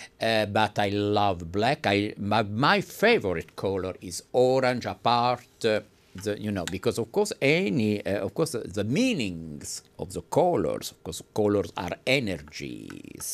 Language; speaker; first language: English; non-native, fluent; Italian